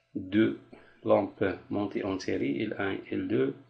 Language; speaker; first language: French; non-native, local second language; Arabic